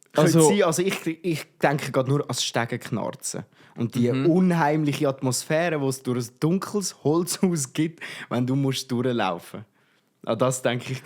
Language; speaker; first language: German; native; German